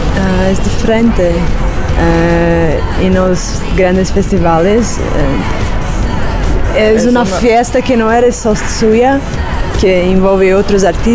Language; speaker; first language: Spanish; non-native, learner; Portuguese